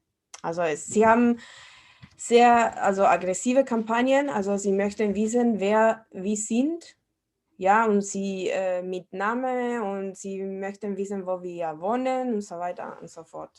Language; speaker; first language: German; non-native, fluent; Spanish